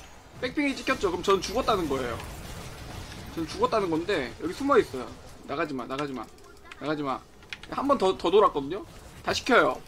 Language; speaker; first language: Korean; native; Korean